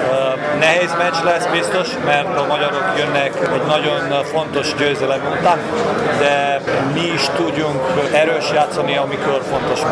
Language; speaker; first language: Hungarian; non-native, local second language; Romanian